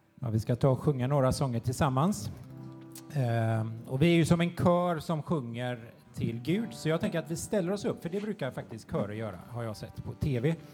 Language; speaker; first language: Swedish; native; Swedish